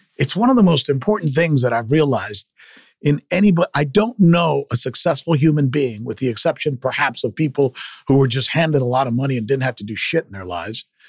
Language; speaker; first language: English; early bilingual, other home language; Spanish